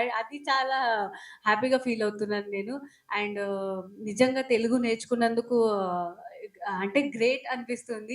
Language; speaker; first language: Telugu; non-native, local second language; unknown